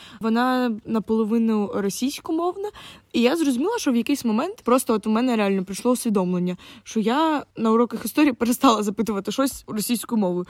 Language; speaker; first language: Ukrainian; non-native, local second language; Russian